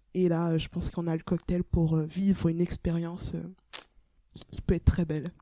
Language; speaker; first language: French; native; French